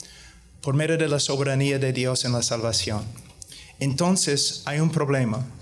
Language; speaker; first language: Spanish; non-native, fluent; English